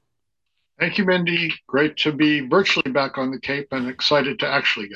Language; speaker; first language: English; native; English